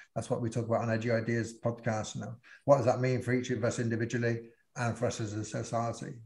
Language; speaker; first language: English; native; English